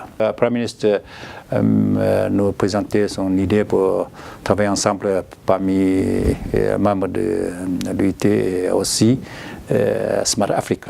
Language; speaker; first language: French; non-native, learner; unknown